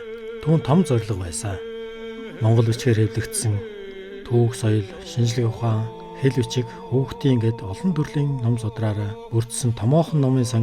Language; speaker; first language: Mongolian; native; Mongolian